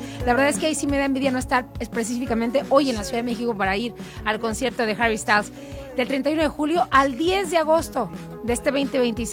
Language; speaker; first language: Spanish; native; Spanish